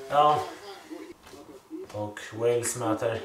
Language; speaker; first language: Swedish; native; Swedish